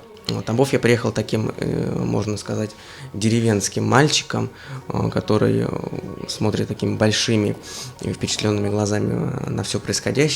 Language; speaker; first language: Russian; native; Russian